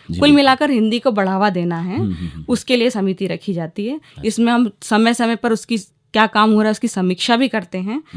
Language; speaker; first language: Hindi; native; Hindi